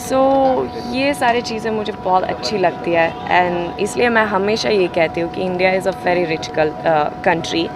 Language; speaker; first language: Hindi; non-native, fluent; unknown